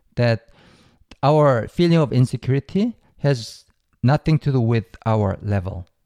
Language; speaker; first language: English; non-native, fluent; Korean